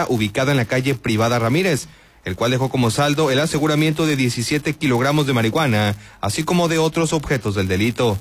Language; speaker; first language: Spanish; native; Spanish